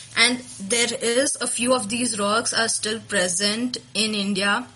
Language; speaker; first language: English; non-native, local second language; Telugu